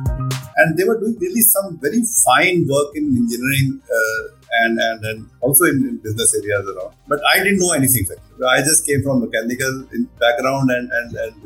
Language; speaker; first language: English; non-native, local second language; Punjabi